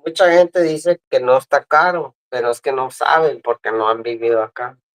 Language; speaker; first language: Spanish; early bilingual, other home language; English